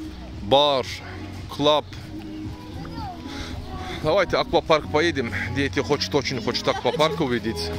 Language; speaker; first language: Russian; non-native, learner; Turkish